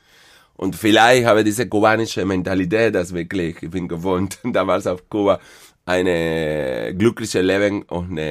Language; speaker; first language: German; non-native, fluent; Spanish